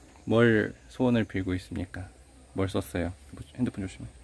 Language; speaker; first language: Korean; native; Korean